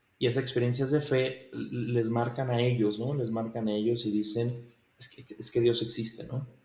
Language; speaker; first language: Spanish; native; Spanish